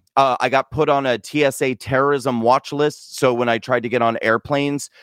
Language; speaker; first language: English; native; English